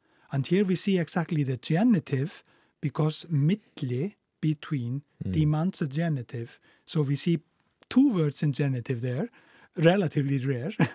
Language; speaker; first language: English; non-native, fluent; Icelandic